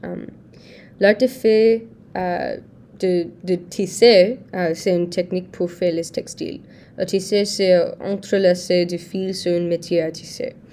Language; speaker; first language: French; non-native, learner; English